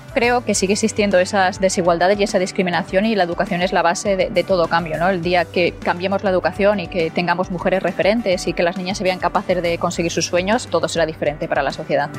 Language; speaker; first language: Spanish; native; Spanish